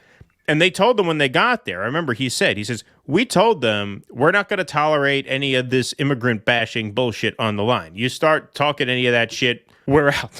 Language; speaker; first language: English; native; English